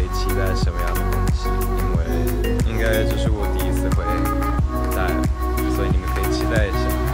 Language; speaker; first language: Chinese; non-native, fluent; English